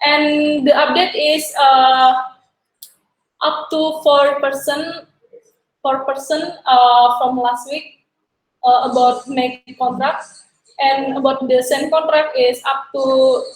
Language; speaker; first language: English; non-native, learner; Indonesian